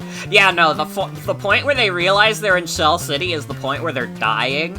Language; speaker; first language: English; native; English